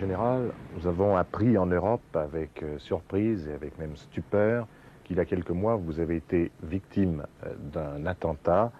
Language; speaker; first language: French; native; French